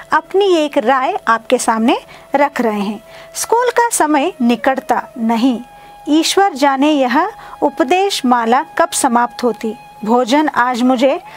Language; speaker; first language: Hindi; non-native, local second language; Kannada